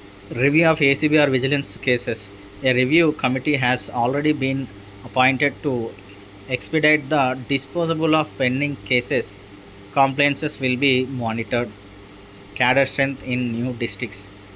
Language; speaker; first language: English; non-native, local second language; Telugu